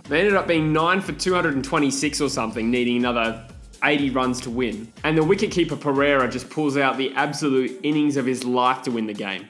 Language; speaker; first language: English; native; English